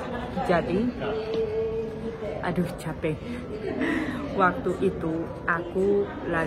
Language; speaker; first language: Indonesian; non-native, fluent; Spanish